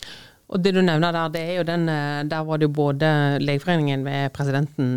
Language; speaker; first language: Norwegian; native; Norwegian